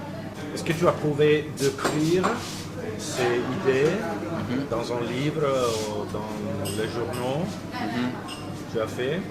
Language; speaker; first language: French; non-native, fluent; Italian